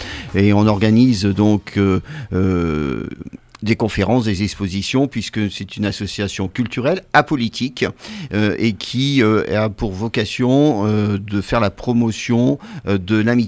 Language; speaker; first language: French; native; French